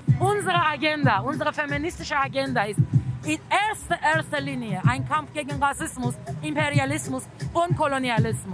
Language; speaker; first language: German; non-native, fluent; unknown